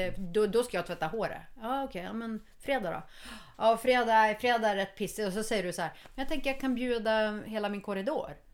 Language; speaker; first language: Swedish; early bilingual, heritage; Swedish